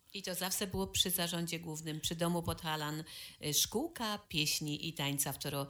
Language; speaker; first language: Polish; native; Polish